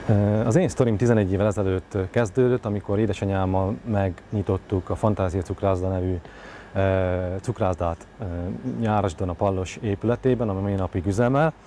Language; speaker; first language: Hungarian; native; Hungarian